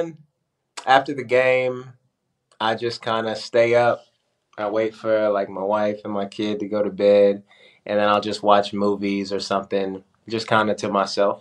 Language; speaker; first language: English; native; English